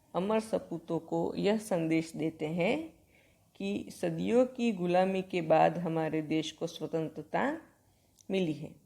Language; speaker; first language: Hindi; non-native, local second language; Gujarati